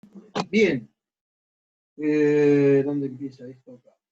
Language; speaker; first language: Spanish; native; Spanish